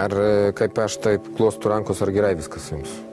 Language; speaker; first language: Lithuanian; non-native, learner; Russian